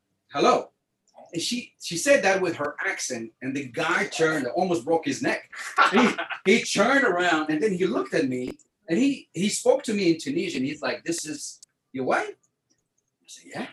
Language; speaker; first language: English; non-native, fluent; French